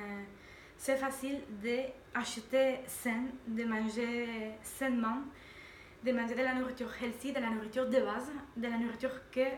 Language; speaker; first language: French; non-native, fluent; Spanish